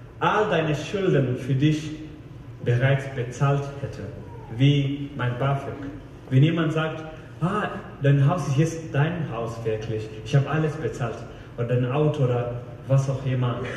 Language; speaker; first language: German; non-native, fluent; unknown